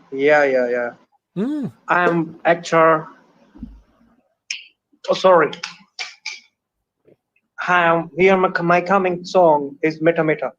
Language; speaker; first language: English; non-native, learner; Punjabi